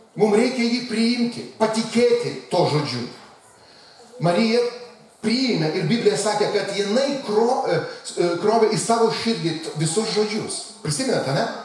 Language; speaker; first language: Lithuanian; non-native, local second language; Russian